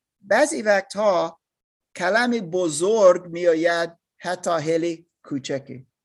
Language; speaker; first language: Persian; non-native, learner; English